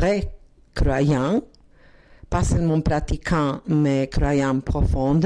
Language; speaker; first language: French; non-native, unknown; Croatian